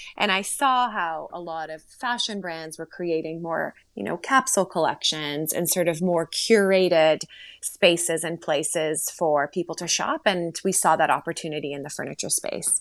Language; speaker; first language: English; early bilingual, other home language; Slovak